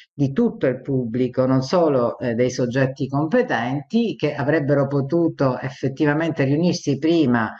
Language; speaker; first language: Italian; native; Italian